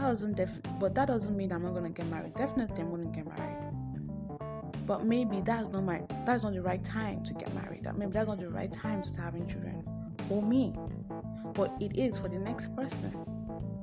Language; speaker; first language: English; non-native, local second language; Igbo